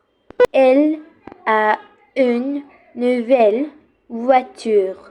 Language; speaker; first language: French; non-native, fluent; Bangla